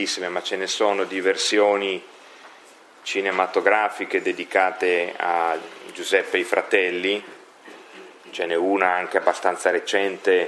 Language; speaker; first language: Italian; native; Italian